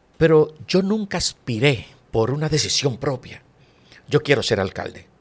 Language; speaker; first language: Spanish; native; Spanish